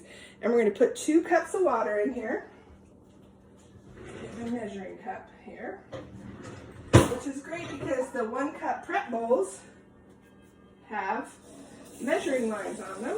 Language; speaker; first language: English; native; English